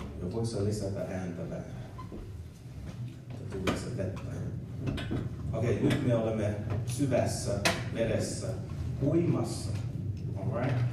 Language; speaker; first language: Finnish; non-native, learner; English